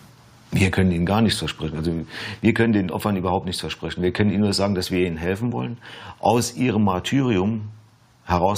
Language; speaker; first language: German; native; German